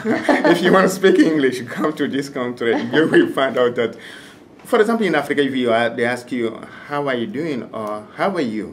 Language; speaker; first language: English; non-native, fluent; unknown